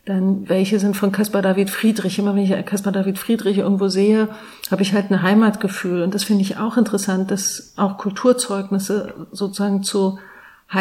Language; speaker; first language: German; native; German